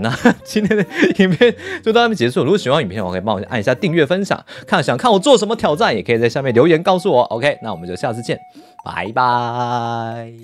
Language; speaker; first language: Chinese; native; Chinese